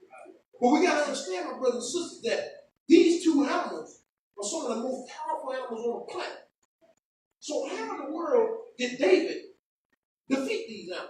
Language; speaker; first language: English; native; English